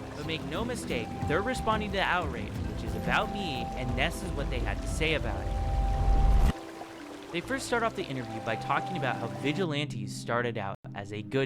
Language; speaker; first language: English; native; English